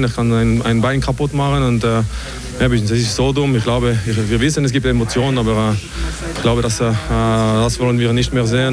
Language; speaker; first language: German; non-native, local second language; French